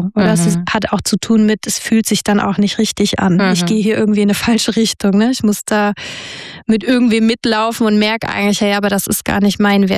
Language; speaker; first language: German; native; German